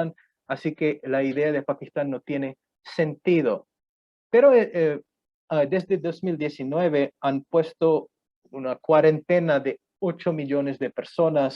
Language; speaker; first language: Spanish; non-native, fluent; Punjabi